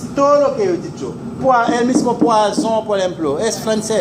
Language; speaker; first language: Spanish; non-native, fluent; Haitian Creole